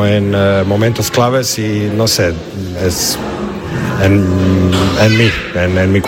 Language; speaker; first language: Spanish; non-native, learner; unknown